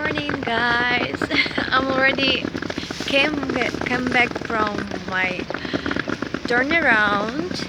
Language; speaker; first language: English; non-native, learner; Russian